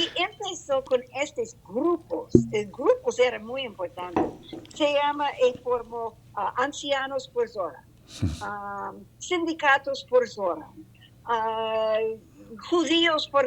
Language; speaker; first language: Spanish; non-native, learner; English